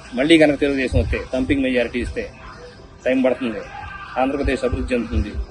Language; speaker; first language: Telugu; native; Telugu